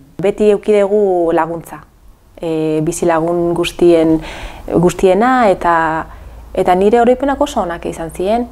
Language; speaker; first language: Basque; early bilingual, other home language; Arabic